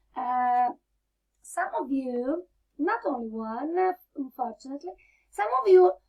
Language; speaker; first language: English; non-native, fluent; Italian